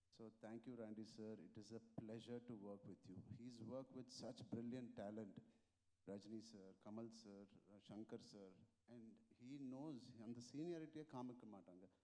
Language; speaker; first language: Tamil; non-native, local second language; Telugu